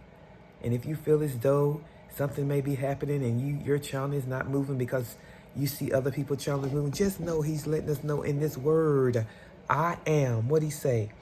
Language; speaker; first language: English; native; English